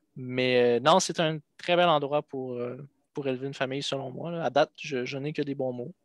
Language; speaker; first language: French; native; French